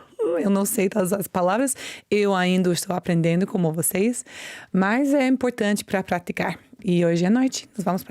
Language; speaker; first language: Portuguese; non-native, learner; English